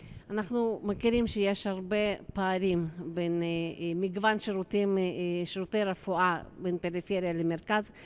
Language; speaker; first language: Hebrew; non-native, fluent; Russian